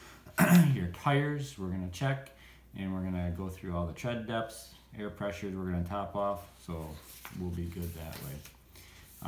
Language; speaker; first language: English; native; English